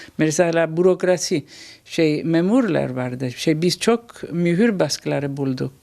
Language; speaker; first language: Turkish; non-native, learner; Italian